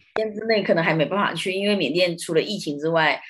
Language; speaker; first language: Chinese; early bilingual, other home language; Burmese